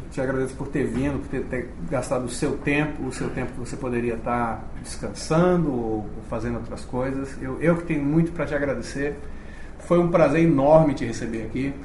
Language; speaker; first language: Portuguese; native; Portuguese